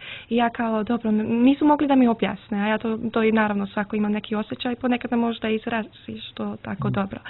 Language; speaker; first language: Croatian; early bilingual, heritage; Serbian